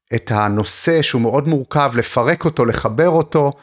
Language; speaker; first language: Hebrew; native; Hebrew